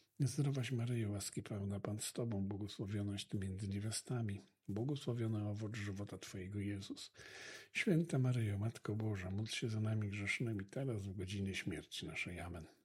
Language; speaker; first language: Polish; native; Polish